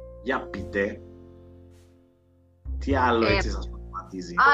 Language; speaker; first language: Greek; native; Greek